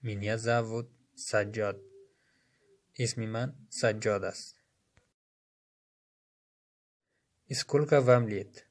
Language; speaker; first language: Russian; non-native, learner; Persian